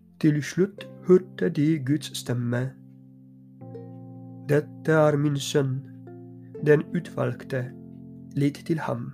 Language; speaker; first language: Norwegian; non-native, fluent; Polish